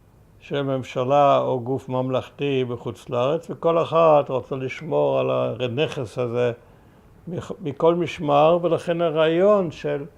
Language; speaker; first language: Hebrew; early bilingual, other home language; German